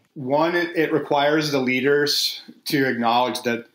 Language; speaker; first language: English; native; English